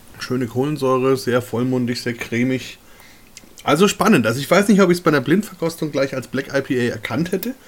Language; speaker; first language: German; native; German